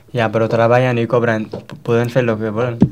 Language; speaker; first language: Catalan; non-native, learner; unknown